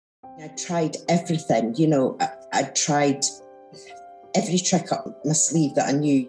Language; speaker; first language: English; native; English